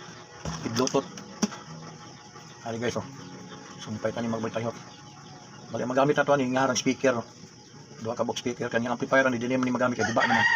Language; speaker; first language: Cebuano; native; Cebuano